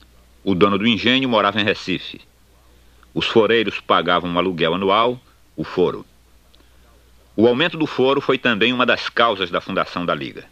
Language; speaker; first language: Portuguese; native; Portuguese